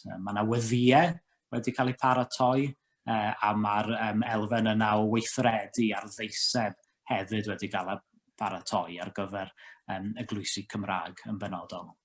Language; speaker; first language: Welsh; native; Welsh